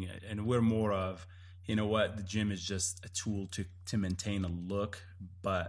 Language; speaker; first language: English; non-native, fluent; Arabic